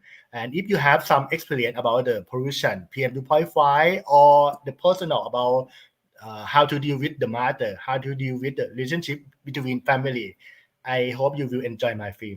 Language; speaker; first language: English; non-native, learner; Thai